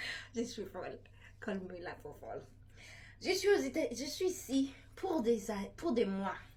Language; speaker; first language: French; early bilingual, other home language; Haitian Creole